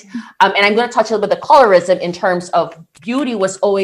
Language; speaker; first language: English; non-native, local second language; Filipino